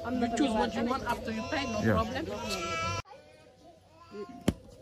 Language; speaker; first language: English; non-native, learner; Wolof